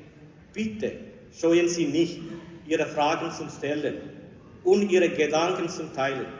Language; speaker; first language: German; non-native, fluent; Malayalam